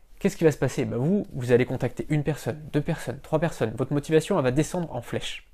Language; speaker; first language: French; native; French